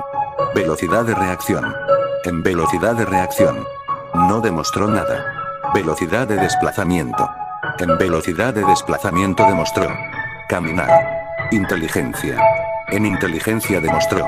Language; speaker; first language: Spanish; native; Spanish